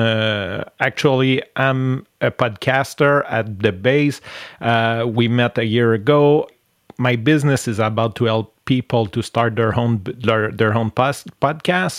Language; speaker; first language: English; non-native, fluent; French